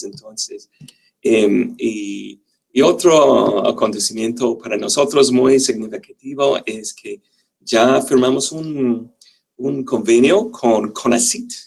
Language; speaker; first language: Spanish; non-native, fluent; English